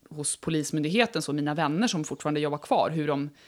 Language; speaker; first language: Swedish; native; Swedish